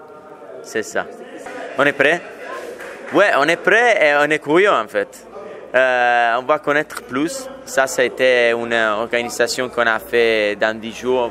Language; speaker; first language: French; non-native, fluent; Italian